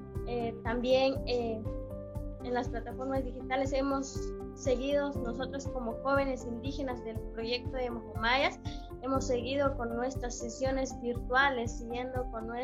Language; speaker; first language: Spanish; non-native, local second language; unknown